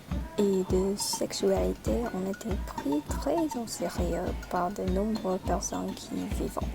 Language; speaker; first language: French; non-native, learner; English